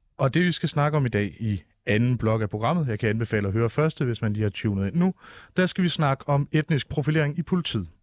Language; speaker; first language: Danish; native; Danish